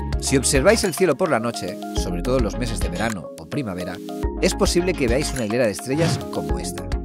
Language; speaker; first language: Spanish; native; Spanish